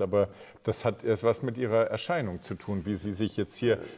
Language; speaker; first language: German; native; German